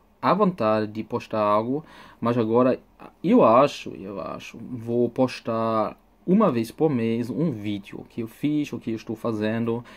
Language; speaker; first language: Portuguese; non-native, fluent; German